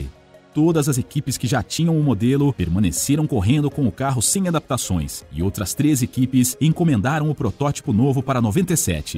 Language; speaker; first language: Portuguese; native; Portuguese